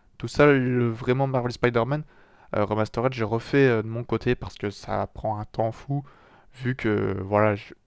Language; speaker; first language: French; native; French